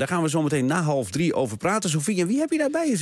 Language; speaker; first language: Dutch; native; Dutch